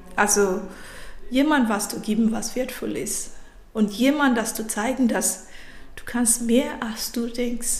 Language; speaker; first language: German; non-native, fluent; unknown